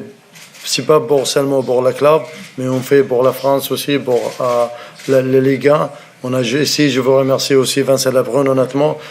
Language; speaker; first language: French; non-native, learner; Arabic